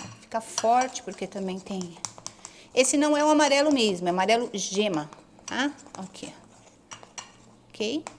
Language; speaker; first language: Portuguese; native; Portuguese